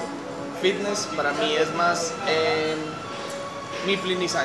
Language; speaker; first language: Spanish; native; Spanish